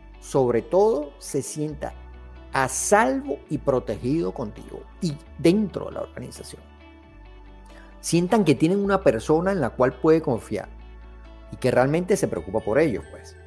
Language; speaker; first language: Spanish; native; Spanish